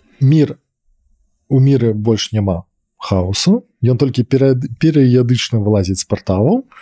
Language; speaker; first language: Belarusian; non-native, local second language; Russian